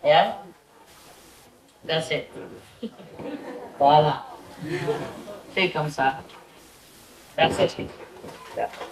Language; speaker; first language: German; non-native, learner; Vietnamese